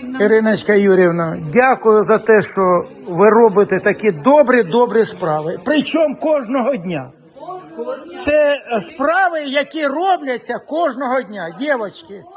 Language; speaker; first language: Ukrainian; non-native, local second language; Russian